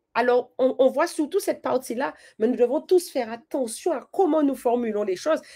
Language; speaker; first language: French; native; French